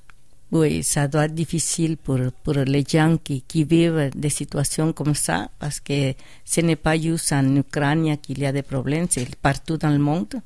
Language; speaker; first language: French; non-native, fluent; Spanish